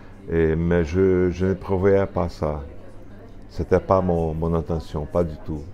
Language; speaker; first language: French; non-native, fluent; Portuguese